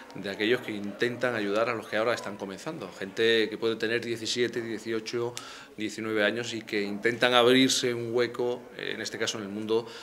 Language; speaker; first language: Spanish; native; Spanish